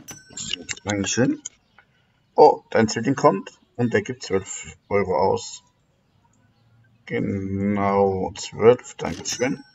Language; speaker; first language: German; native; German